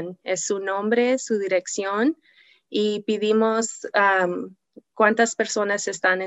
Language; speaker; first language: Spanish; non-native, learner; English